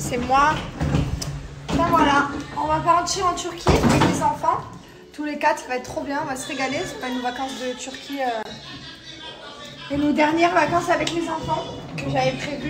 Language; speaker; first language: French; native; French